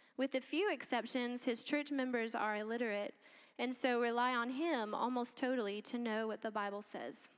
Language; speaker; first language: English; native; English